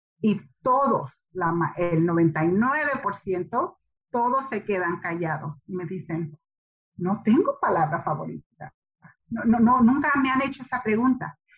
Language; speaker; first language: Spanish; early bilingual, heritage; Spanish